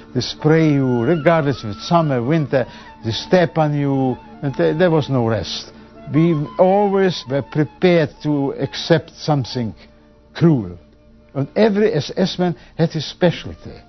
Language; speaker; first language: English; non-native, fluent; Polish